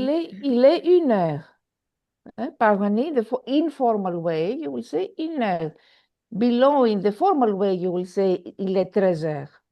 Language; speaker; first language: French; non-native, fluent; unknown